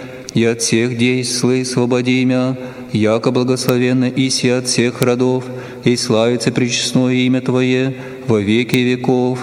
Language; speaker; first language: Russian; native; Russian